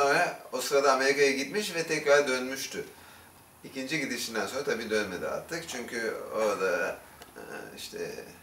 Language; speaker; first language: Turkish; native; Turkish